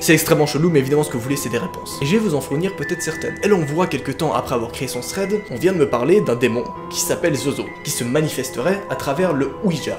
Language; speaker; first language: French; native; French